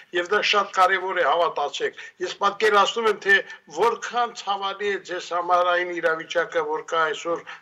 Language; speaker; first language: Armenian; native; Armenian